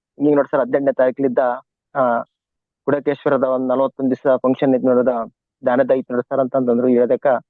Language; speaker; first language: Kannada; native; Kannada